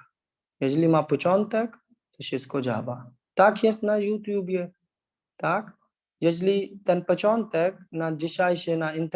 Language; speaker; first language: Polish; non-native, learner; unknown